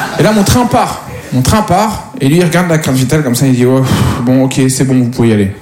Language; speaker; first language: French; native; French